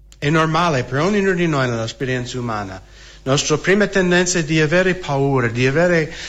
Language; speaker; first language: Italian; non-native, fluent; English